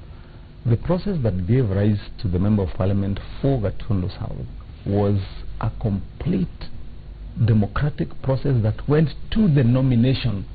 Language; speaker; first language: English; non-native, local second language; Kikuyu